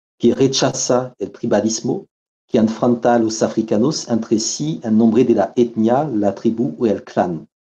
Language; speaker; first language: Spanish; non-native, fluent; French